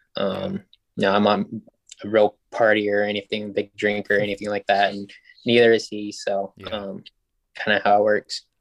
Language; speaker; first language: English; native; English